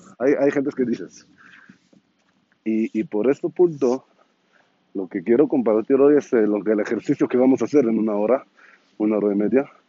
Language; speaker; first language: Spanish; non-native, learner; Hebrew